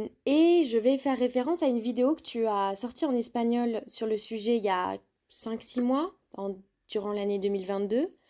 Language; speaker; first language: French; native; French